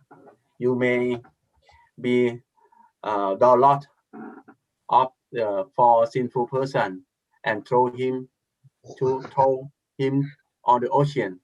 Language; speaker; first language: English; non-native, learner; Thai